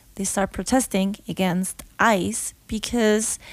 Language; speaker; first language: English; non-native, learner; Spanish